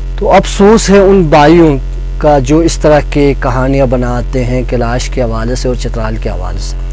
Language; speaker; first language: Urdu; non-native, local second language; Khowar